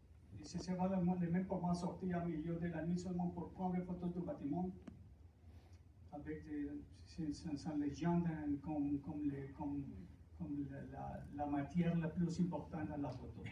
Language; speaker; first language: French; non-native, fluent; Spanish